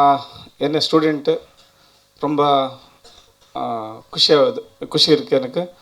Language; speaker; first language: Tamil; non-native, learner; Kannada